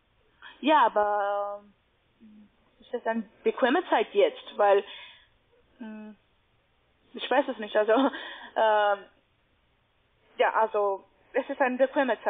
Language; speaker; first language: German; non-native, learner; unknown